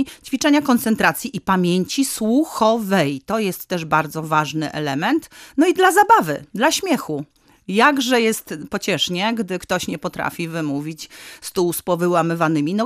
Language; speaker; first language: Polish; native; Polish